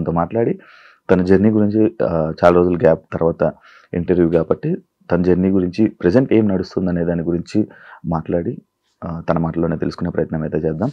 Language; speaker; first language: Telugu; native; Telugu